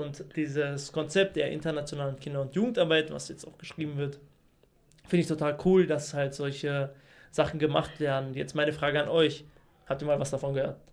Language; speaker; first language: German; early bilingual, other home language; Greek